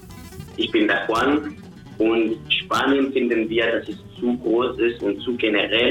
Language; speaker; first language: German; non-native, fluent; Spanish